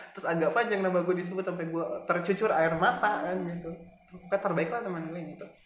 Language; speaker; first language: Indonesian; native; Indonesian